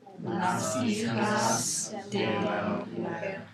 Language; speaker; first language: Spanish; non-native, learner; English